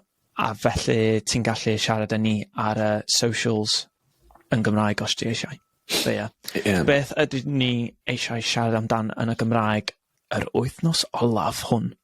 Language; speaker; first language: Welsh; non-native, learner; English